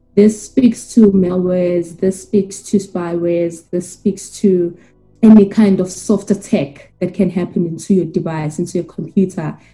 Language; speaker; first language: English; non-native, local second language; Zulu